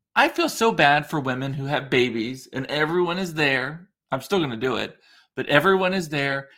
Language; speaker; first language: English; native; English